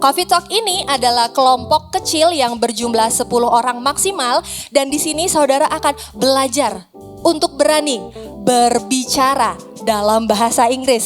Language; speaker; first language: Indonesian; native; Indonesian